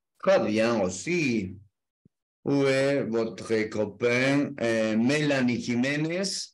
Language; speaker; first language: French; non-native, learner; Spanish